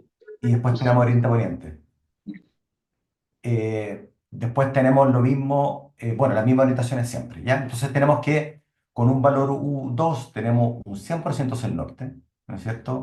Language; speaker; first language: Spanish; native; Spanish